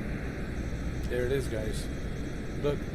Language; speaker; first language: English; native; English